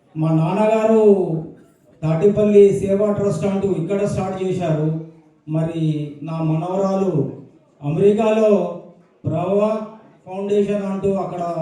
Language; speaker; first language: Telugu; native; Telugu